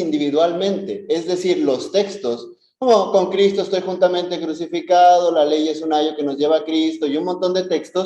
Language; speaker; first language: Spanish; native; Spanish